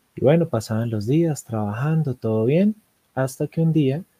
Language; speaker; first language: Spanish; native; Spanish